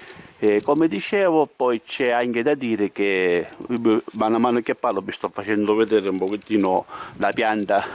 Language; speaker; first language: Italian; native; Italian